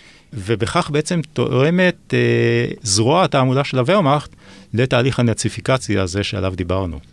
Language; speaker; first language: Hebrew; native; Hebrew